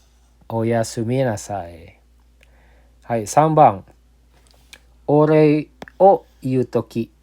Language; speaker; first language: Japanese; non-native, fluent; Indonesian